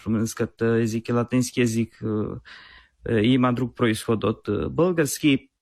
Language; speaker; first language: Bulgarian; non-native, learner; Romanian